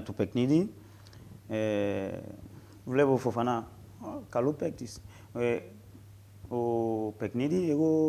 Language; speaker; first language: Greek; non-native, learner; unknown